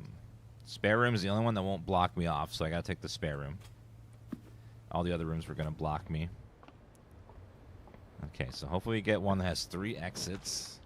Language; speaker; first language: English; native; English